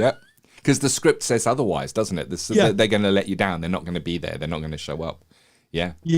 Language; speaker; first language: English; native; English